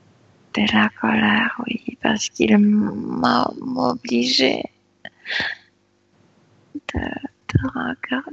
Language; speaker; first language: French; non-native, fluent; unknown